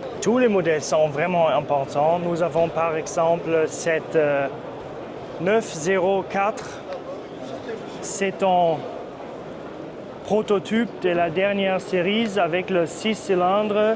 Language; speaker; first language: French; non-native, fluent; German